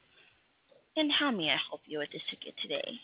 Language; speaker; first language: English; native; English